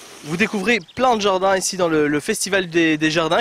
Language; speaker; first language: French; native; French